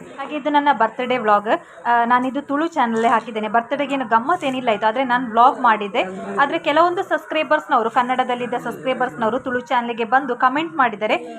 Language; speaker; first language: Kannada; non-native, local second language; Tulu